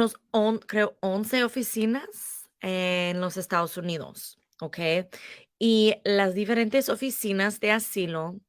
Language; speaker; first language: Spanish; non-native, fluent; English